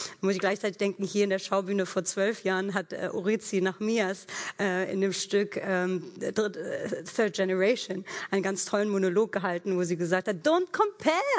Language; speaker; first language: German; early bilingual, other home language; Persian